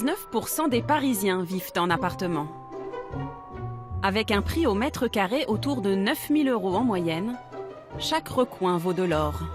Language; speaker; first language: French; native; French